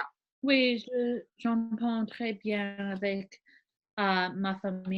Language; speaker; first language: French; non-native, learner; English